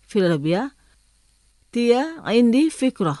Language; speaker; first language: Arabic; non-native, fluent; Indonesian